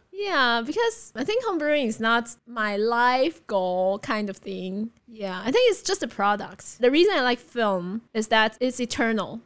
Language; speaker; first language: English; non-native, fluent; Chinese